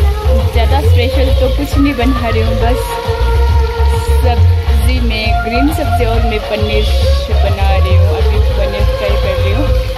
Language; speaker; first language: Hindi; native; Hindi